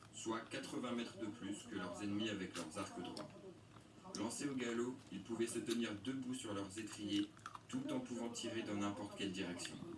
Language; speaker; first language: French; native; French